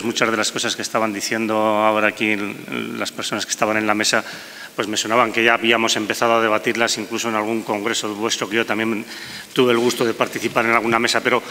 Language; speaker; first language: Spanish; native; Spanish